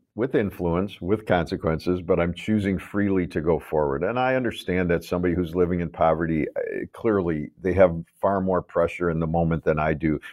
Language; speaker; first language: English; native; English